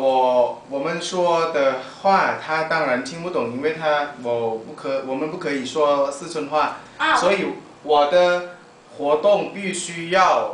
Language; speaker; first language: Chinese; non-native, learner; Thai